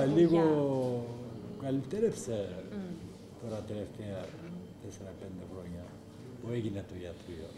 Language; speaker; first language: Greek; non-native, local second language; Turkish